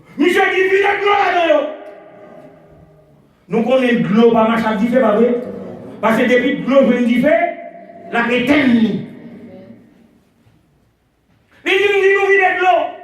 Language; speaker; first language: French; non-native, local second language; Haitian Creole